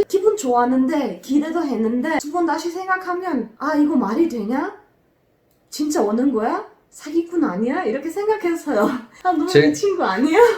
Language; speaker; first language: Korean; non-native, fluent; Macedonian